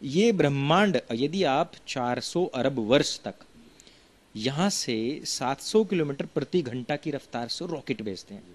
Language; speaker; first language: Hindi; native; Hindi